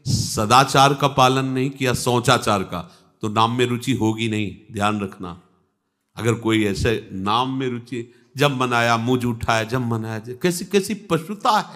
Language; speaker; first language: Hindi; native; Hindi